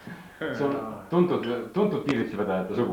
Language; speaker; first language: Finnish; non-native, learner; Estonian